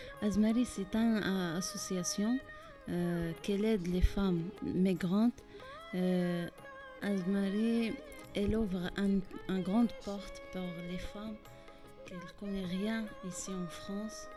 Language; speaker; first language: French; non-native, learner; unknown